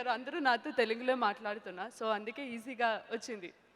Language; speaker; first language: Telugu; non-native, learner; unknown